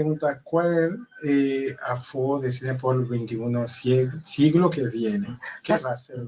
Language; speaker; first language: Spanish; non-native, learner; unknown